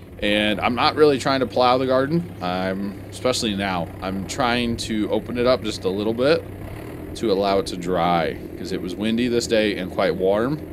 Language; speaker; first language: English; native; English